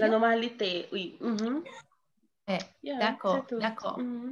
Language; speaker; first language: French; non-native, fluent; Portuguese